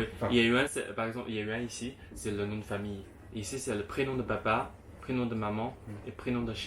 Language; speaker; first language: French; non-native, fluent; Chinese